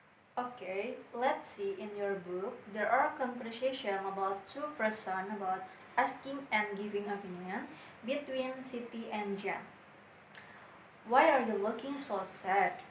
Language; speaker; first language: English; non-native, learner; Indonesian